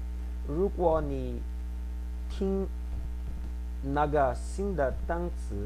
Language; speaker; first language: Chinese; non-native, fluent; Portuguese